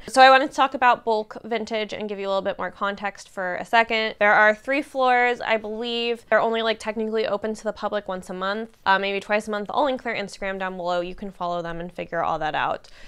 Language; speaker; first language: English; native; English